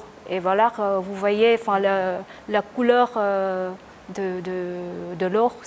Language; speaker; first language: French; non-native, learner; Vietnamese